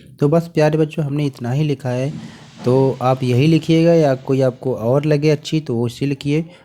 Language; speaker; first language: Hindi; native; Hindi